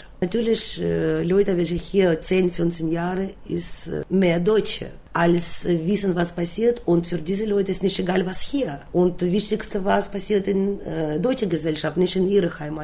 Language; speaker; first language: German; non-native, learner; Russian